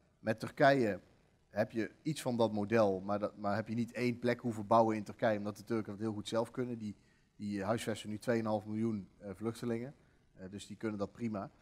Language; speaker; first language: Dutch; native; Dutch